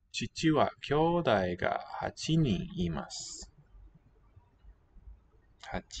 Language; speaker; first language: Japanese; non-native, learner; English